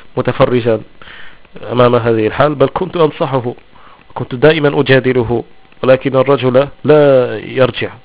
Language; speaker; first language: Arabic; non-native, local second language; Tachelhit